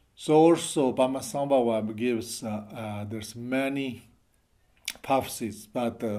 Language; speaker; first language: English; non-native, learner; Chinese